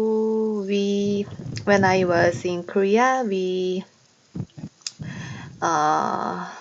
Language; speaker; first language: English; non-native, learner; Korean